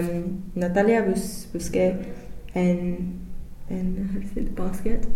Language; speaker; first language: Spanish; non-native, learner; English